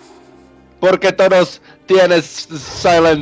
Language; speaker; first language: Spanish; non-native, learner; Czech